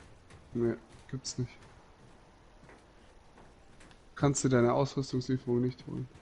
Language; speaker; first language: German; native; German